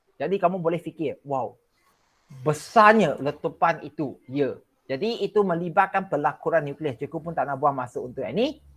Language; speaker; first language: Malay; non-native, local second language; Chinese